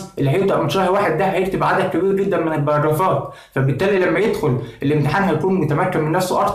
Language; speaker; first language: Arabic; native; Arabic